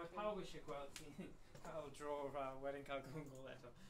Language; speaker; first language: Welsh; native; Welsh